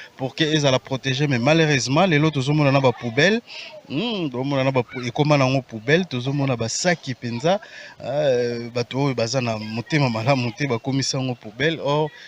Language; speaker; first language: Lingala; non-native, local second language; Kongo